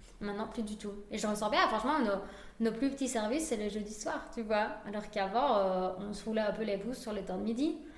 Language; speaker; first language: French; early bilingual, other home language; Spanish